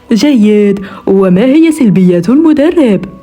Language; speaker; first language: Arabic; native; Arabic